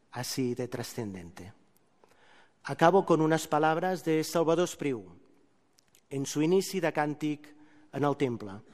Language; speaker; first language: Spanish; non-native, local second language; Catalan